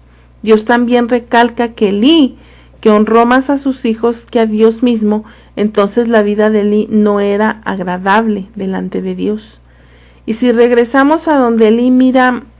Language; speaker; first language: Spanish; native; Spanish